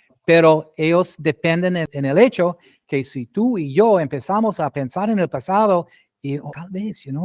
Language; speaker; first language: Spanish; non-native, fluent; English